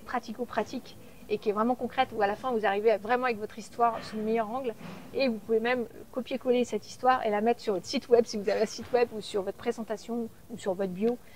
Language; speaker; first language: French; native; French